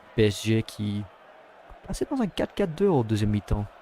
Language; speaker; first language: French; non-native, fluent; English